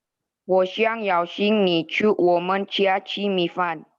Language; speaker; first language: Chinese; non-native, learner; Indonesian